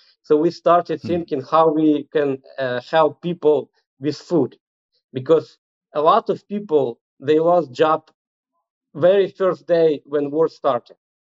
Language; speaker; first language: English; non-native, fluent; Ukrainian